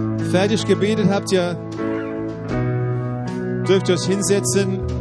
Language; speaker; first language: German; native; German